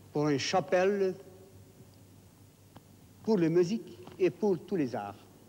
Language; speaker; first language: French; non-native, fluent; Hungarian